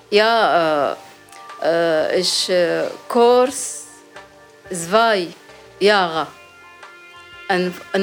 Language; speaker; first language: German; non-native, learner; Arabic